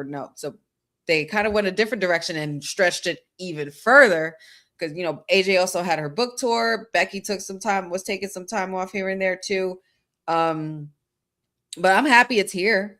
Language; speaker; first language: English; native; English